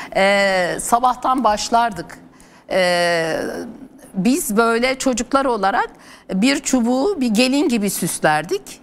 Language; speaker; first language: Turkish; non-native, local second language; Kurdish